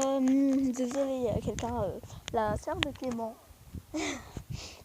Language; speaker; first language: French; native; French